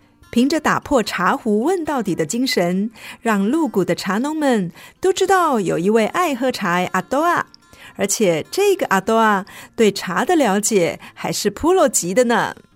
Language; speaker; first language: Chinese; native; Chinese